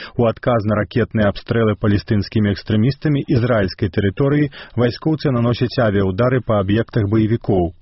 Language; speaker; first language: Belarusian; native; Belarusian